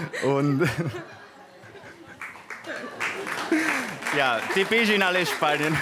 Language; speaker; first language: German; non-native, learner; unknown